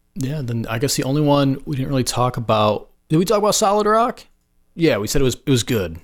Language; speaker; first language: English; native; English